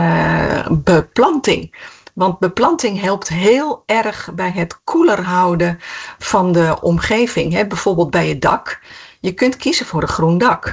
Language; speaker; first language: Dutch; native; Dutch